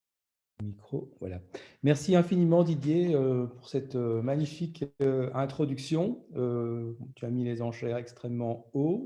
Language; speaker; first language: French; native; French